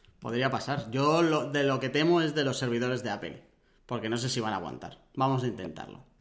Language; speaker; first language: Spanish; native; Spanish